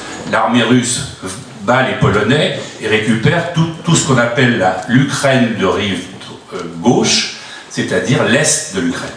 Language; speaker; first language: French; native; French